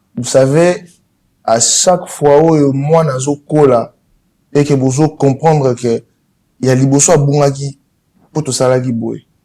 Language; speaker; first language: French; non-native, local second language; Lingala